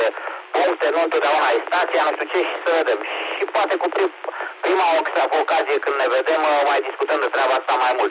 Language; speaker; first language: Romanian; native; Romanian